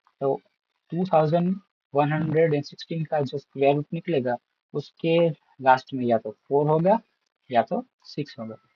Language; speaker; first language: Hindi; non-native, local second language; Gujarati